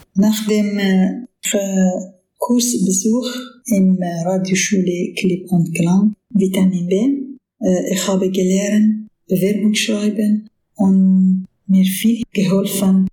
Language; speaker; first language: German; non-native, learner; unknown